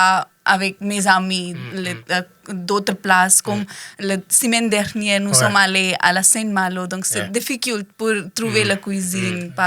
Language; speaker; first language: French; non-native, learner; Hindi